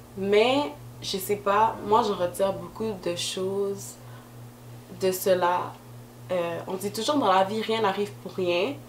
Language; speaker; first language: French; early bilingual, other home language; Lingala